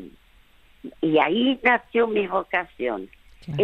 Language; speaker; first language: Spanish; early bilingual, other home language; French